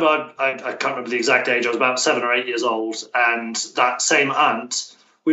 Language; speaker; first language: English; native; English